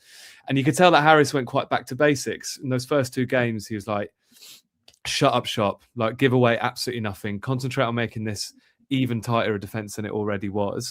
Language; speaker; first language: English; native; English